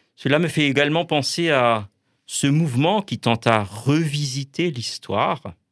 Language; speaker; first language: French; native; French